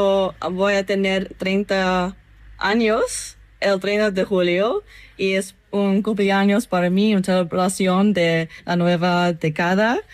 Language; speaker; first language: Spanish; non-native, learner; English